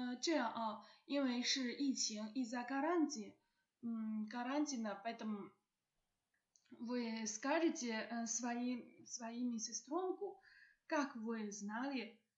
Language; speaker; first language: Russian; non-native, learner; Chinese